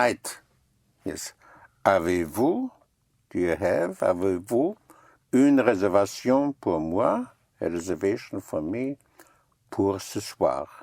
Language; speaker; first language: French; non-native, fluent; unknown